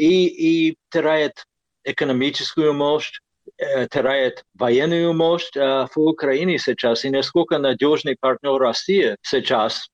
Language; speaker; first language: Russian; non-native, fluent; English